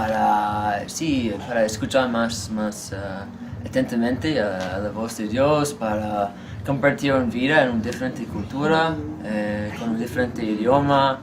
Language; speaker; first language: Spanish; non-native, fluent; English